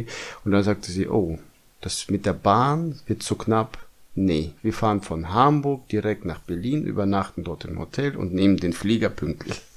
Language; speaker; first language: German; non-native, fluent; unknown